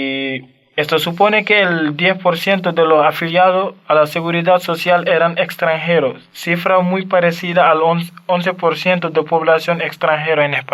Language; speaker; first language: Spanish; non-native, learner; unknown